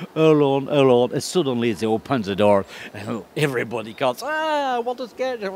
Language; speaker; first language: English; non-native, learner; French